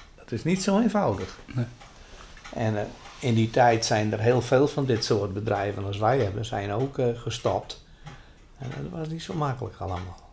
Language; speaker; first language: Dutch; non-native, local second language; Western Frisian